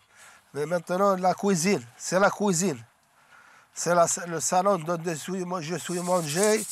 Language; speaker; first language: French; non-native, learner; Arabic